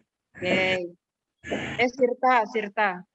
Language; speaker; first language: Indonesian; native; Indonesian